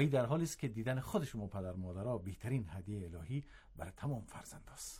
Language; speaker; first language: Persian; native; Persian